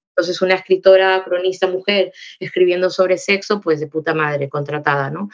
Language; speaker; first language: Spanish; native; Spanish